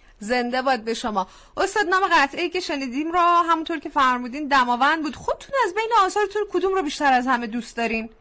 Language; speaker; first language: Persian; native; Persian